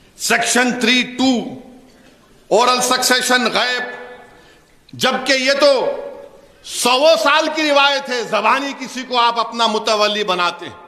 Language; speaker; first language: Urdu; native; Urdu